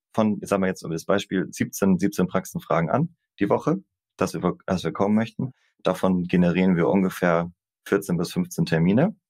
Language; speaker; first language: German; native; German